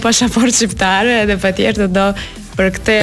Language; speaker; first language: Albanian; non-native, learner; Belarusian